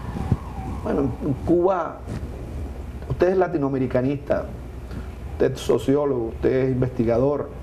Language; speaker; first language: Spanish; native; Spanish